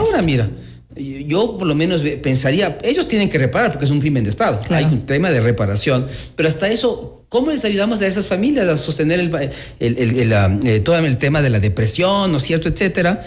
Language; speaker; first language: Spanish; native; Spanish